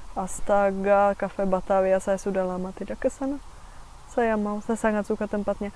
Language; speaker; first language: Indonesian; non-native, fluent; Czech